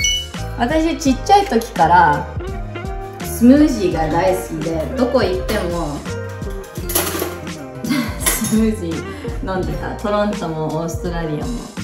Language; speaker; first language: Japanese; early bilingual, heritage; Japanese